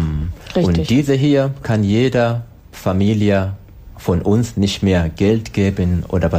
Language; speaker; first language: German; non-native, learner; Swahili